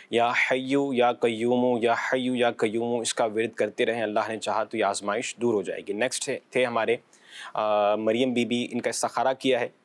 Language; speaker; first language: Urdu; non-native, local second language; Punjabi